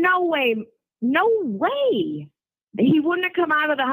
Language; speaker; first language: English; native; English